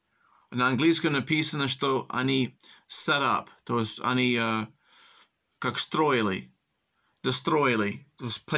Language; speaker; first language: Russian; early bilingual, heritage; English